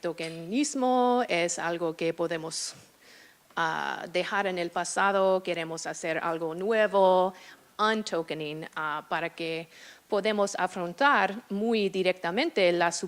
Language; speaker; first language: Spanish; non-native, fluent; English